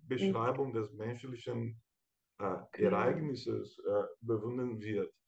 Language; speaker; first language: German; non-native, fluent; Portuguese